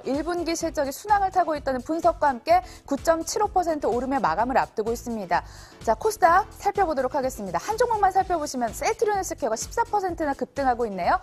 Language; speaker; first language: Korean; native; Korean